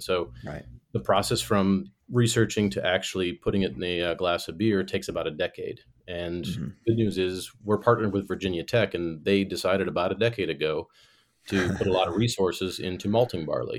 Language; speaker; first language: English; native; English